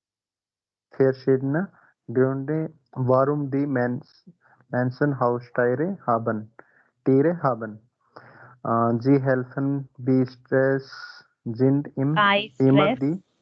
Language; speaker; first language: German; non-native, learner; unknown